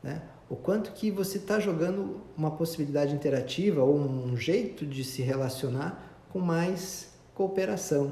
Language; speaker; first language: Portuguese; native; Portuguese